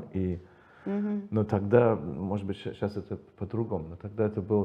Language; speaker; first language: Russian; non-native, learner; English